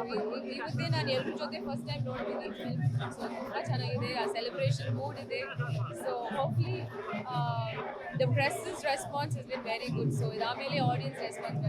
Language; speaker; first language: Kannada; non-native, learner; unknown